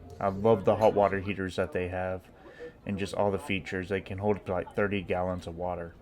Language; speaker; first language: English; native; English